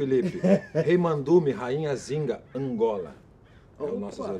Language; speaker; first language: Portuguese; native; Portuguese